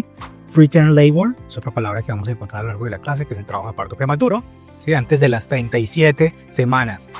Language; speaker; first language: Spanish; native; Spanish